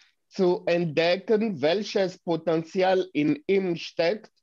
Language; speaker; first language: German; non-native, fluent; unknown